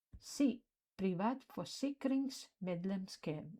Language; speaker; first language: Danish; non-native, fluent; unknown